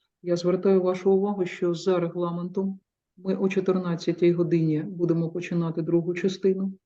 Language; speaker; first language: Ukrainian; native; Ukrainian